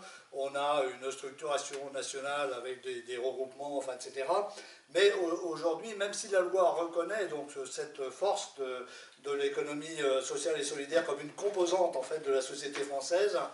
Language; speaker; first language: French; native; French